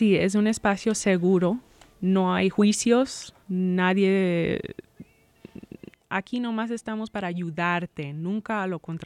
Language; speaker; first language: Spanish; early bilingual, heritage; Spanish